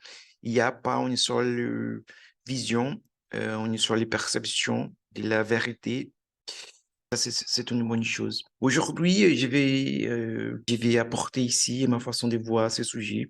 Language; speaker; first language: French; non-native, learner; Portuguese